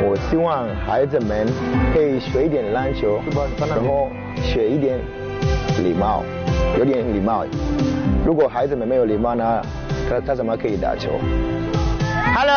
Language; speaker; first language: Chinese; non-native, fluent; English